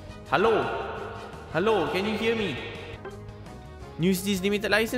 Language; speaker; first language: English; non-native, local second language; Malay